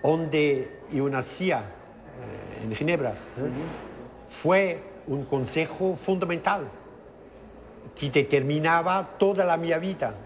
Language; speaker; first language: Spanish; non-native, fluent; German